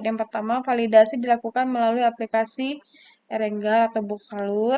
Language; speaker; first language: Indonesian; native; Indonesian